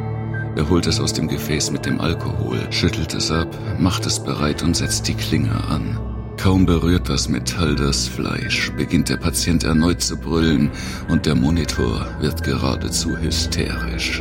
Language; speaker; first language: German; native; German